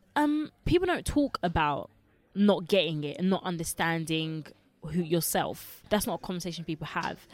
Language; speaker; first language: English; early bilingual, other home language; Lingala